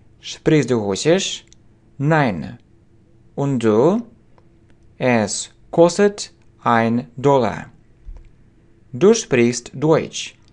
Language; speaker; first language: German; non-native, fluent; Russian